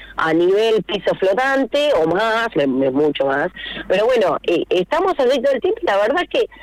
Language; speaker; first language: Spanish; native; Spanish